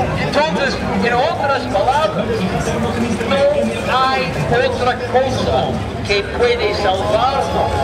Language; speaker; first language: Spanish; non-native, learner; English